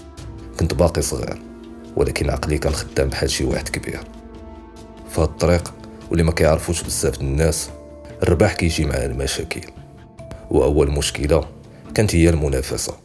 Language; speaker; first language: Arabic; native; Arabic